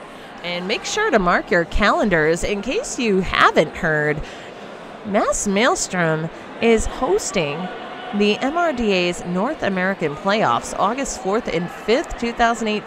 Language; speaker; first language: English; native; English